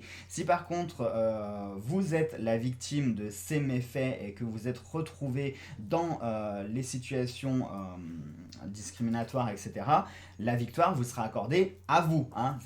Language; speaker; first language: French; native; French